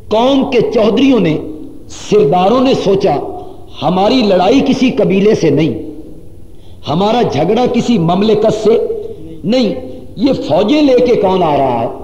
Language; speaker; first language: Urdu; non-native, local second language; Punjabi